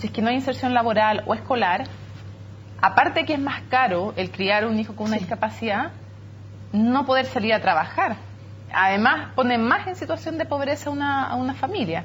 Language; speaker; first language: Spanish; native; Spanish